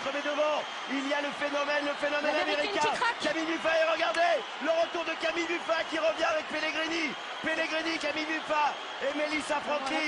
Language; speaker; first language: French; native; French